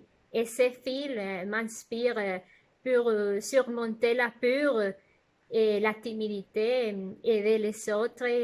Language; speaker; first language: French; non-native, fluent; Spanish